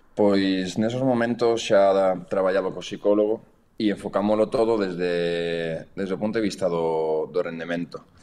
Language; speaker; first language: Galician; native; Galician